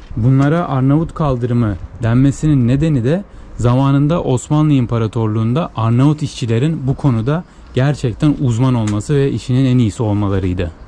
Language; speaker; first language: Turkish; native; Turkish